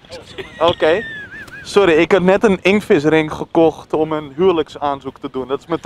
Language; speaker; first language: Dutch; native; Dutch